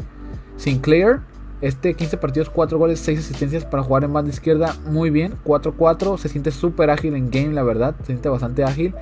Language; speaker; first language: Spanish; native; Spanish